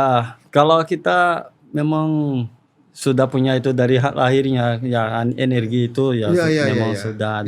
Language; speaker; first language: Indonesian; non-native, fluent; Portuguese